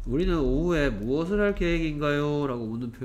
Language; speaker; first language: Korean; native; Korean